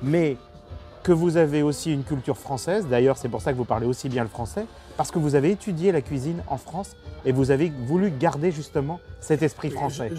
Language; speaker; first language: French; native; French